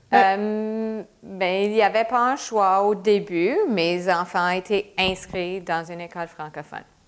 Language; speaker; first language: French; non-native, fluent; English